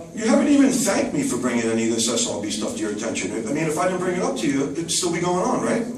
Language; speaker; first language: English; native; English